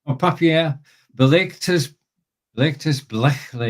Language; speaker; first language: German; non-native, learner; English